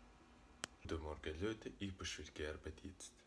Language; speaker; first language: German; non-native, learner; Russian